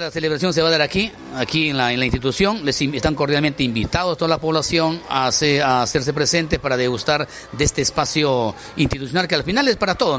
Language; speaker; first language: Spanish; native; Spanish